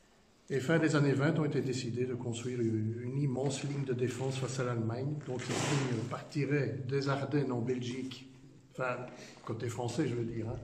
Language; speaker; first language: French; native; French